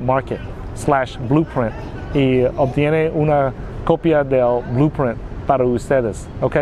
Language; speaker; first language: Spanish; non-native, learner; Vietnamese